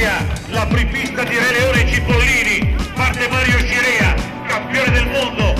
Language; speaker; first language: Italian; native; Italian